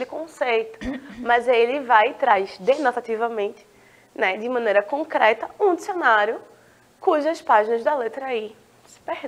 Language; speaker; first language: Portuguese; native; Portuguese